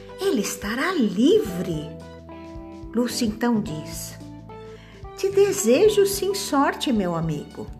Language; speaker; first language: Portuguese; native; Portuguese